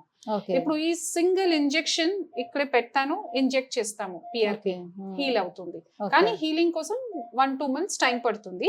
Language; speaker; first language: Telugu; non-native, local second language; Hindi